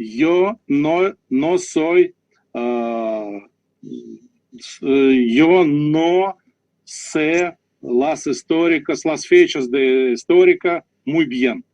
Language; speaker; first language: Spanish; non-native, learner; Russian